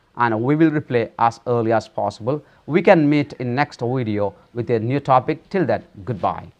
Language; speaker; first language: English; non-native, local second language; Malayalam